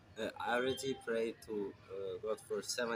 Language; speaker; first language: English; non-native, fluent; Russian